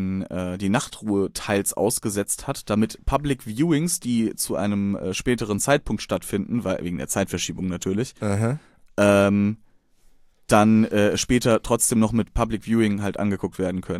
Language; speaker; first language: German; native; German